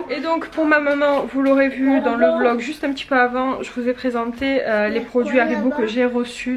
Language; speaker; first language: French; native; French